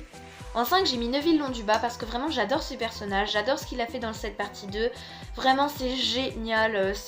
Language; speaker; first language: French; native; French